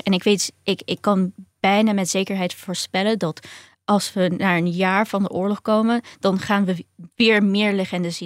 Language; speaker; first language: Dutch; early bilingual, other home language; Ukrainian